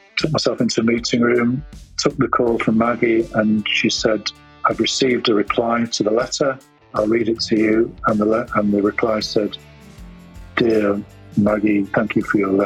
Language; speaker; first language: English; native; English